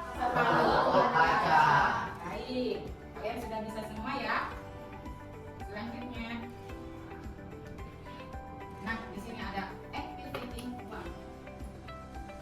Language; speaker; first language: Indonesian; native; Indonesian